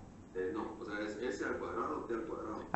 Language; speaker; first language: Spanish; native; Spanish